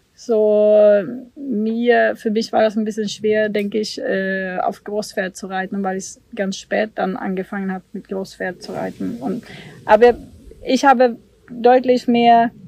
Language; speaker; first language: German; non-native, fluent; Swedish